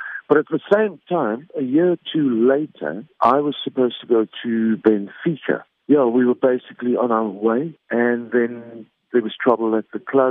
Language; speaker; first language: English; native; English